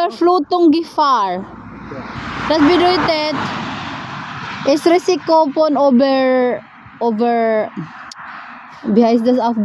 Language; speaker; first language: German; non-native, learner; Cebuano